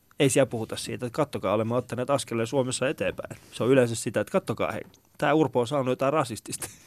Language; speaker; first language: Finnish; early bilingual, other home language; Persian